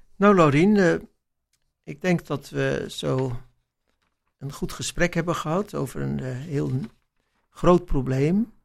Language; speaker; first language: Dutch; native; Dutch